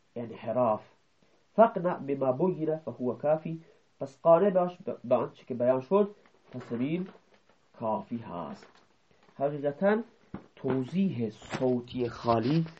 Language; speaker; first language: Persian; non-native, local second language; Baluchi